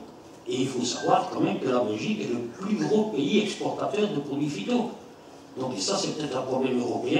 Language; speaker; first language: French; native; French